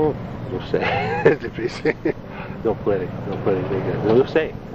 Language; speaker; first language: Spanish; non-native, learner; Italian